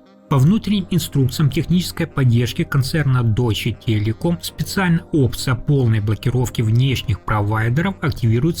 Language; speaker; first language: Russian; native; Russian